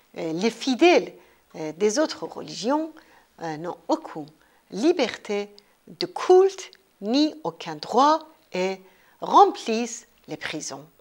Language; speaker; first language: French; non-native, fluent; Persian